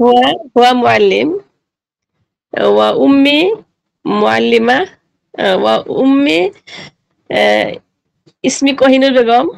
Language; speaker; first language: Arabic; non-native, learner; Bangla